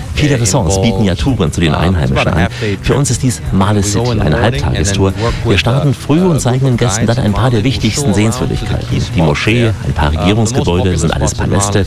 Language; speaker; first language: German; native; German